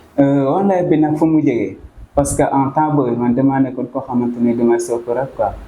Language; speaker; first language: Wolof; non-native, local second language; Serer